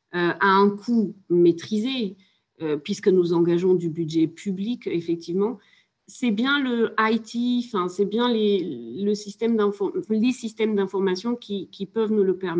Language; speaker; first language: French; native; French